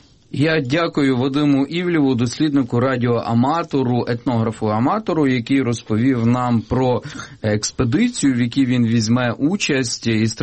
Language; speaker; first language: Ukrainian; native; Ukrainian